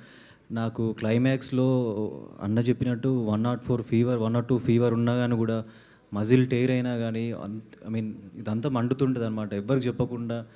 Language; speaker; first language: Telugu; native; Telugu